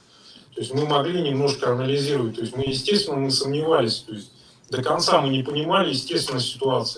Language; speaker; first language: Russian; native; Russian